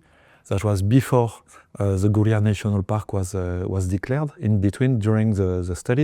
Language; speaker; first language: English; non-native, fluent; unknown